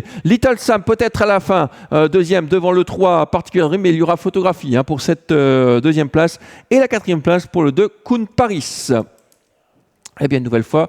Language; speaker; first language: French; native; French